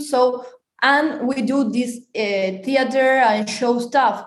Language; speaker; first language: English; non-native, fluent; Spanish